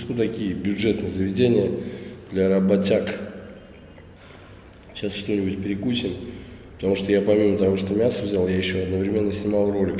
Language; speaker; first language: Russian; native; Russian